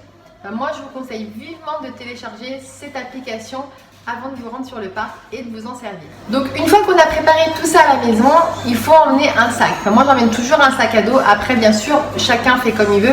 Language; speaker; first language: French; native; French